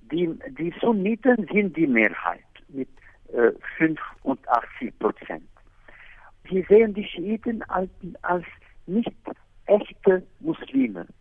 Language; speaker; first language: German; non-native, fluent; Arabic